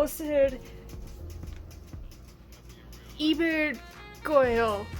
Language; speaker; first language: Korean; non-native, learner; English